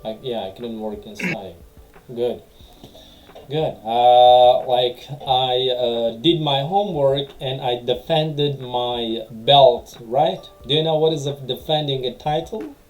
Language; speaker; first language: English; non-native, fluent; Tajik